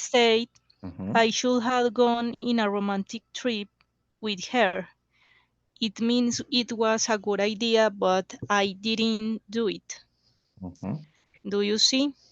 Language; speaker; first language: English; non-native, learner; Spanish